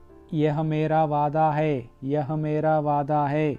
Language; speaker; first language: Hindi; non-native, local second language; Telugu